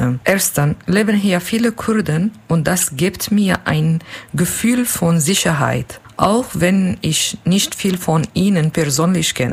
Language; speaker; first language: German; non-native, learner; Kurdish